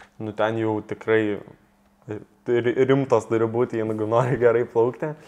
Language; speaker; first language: Lithuanian; native; Lithuanian